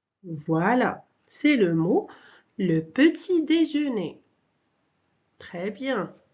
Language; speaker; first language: French; non-native, local second language; Arabic